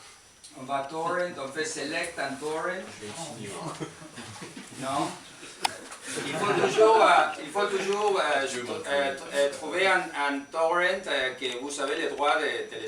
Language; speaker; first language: French; non-native, learner; Spanish